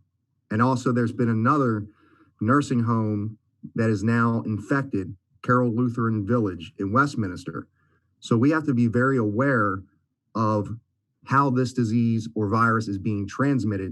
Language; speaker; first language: English; native; English